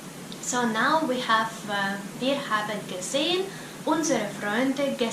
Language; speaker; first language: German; non-native, fluent; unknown